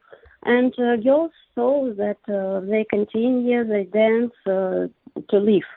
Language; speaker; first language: English; non-native, learner; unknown